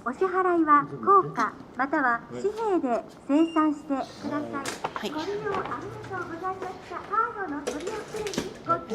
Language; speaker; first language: Japanese; native; Japanese